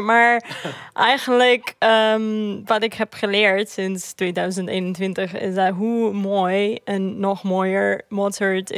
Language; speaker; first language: Dutch; non-native, fluent; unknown